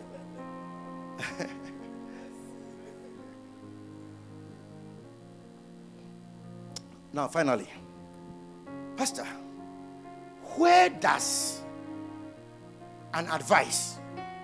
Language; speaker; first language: English; non-native, local second language; Ewe